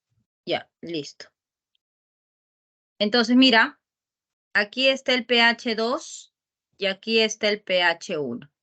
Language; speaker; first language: Spanish; native; Spanish